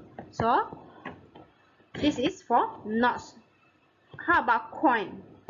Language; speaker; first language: English; non-native, local second language; Malay